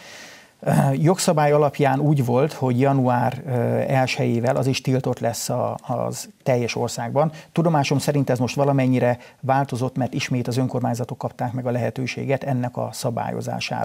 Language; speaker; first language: Hungarian; native; Hungarian